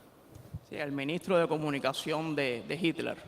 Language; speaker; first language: Spanish; native; Spanish